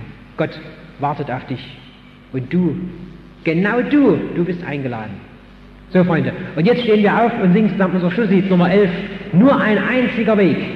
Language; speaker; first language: German; native; German